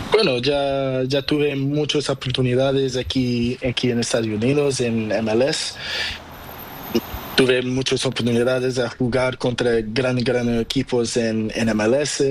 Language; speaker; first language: Spanish; non-native, learner; Portuguese